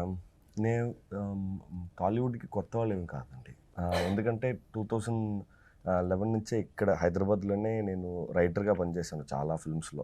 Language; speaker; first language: Telugu; non-native, fluent; Tamil